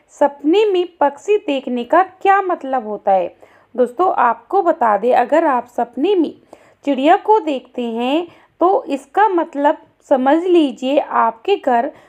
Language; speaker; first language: Hindi; native; Hindi